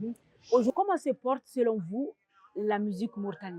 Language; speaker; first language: French; non-native, local second language; Arabic